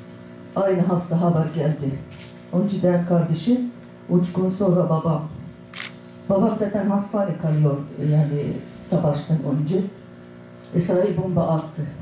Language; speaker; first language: Turkish; non-native, learner; Arabic